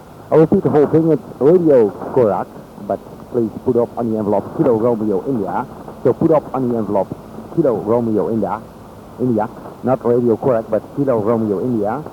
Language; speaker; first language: English; non-native, fluent; Dutch